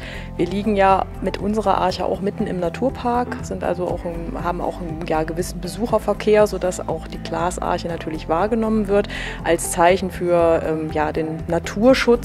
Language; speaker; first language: German; native; German